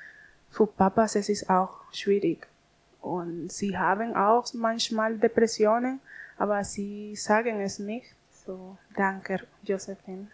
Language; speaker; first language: German; non-native, learner; Spanish